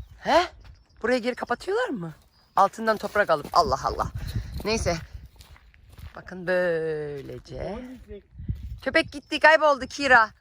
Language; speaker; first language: Turkish; early bilingual, heritage; Turkish